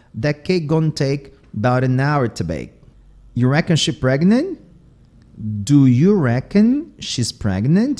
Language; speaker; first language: English; non-native, fluent; Portuguese